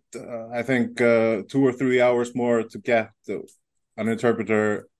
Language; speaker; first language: English; non-native, fluent; Icelandic